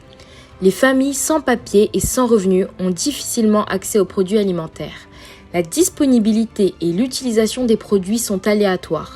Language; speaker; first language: French; native; French